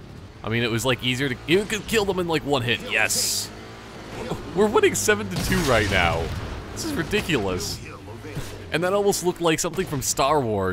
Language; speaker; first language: English; native; English